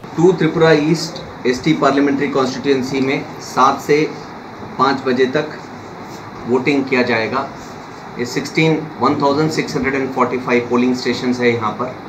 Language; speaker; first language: Hindi; non-native, local second language; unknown